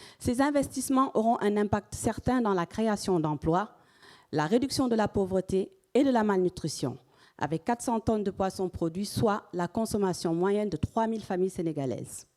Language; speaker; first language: French; non-native, local second language; Wolof